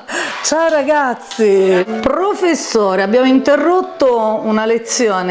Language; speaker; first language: Italian; native; Italian